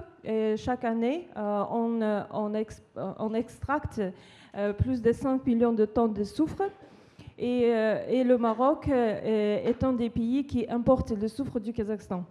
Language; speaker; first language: French; non-native, fluent; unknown